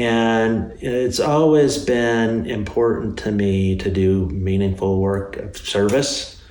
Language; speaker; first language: English; native; English